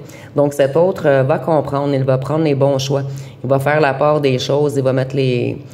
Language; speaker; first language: French; native; French